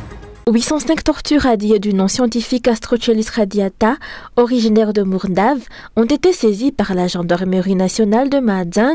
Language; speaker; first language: French; non-native, local second language; Malagasy